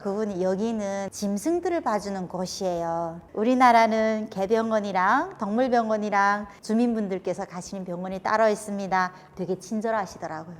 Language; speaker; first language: Korean; native; Korean